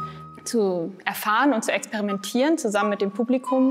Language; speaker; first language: German; non-native, fluent; Spanish